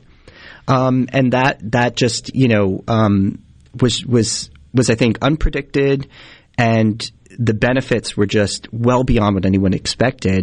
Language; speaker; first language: English; native; English